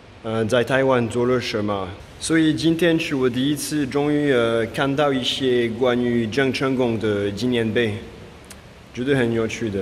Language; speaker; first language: Chinese; non-native, fluent; French